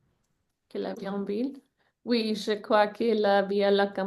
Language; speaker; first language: French; non-native, learner; English